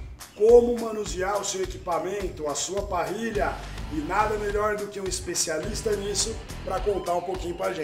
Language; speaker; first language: Portuguese; native; Portuguese